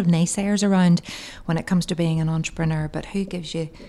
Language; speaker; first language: English; native; English